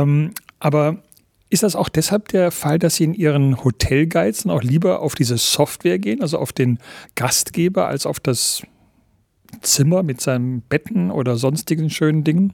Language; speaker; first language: German; native; German